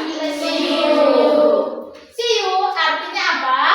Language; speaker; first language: English; non-native, learner; Indonesian